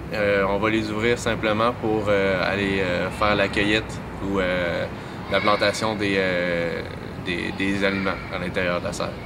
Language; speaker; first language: French; native; French